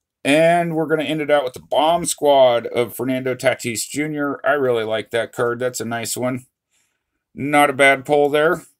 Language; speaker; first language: English; native; English